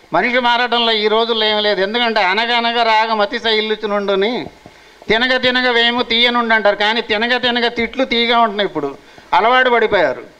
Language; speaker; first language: Telugu; non-native, local second language; Hindi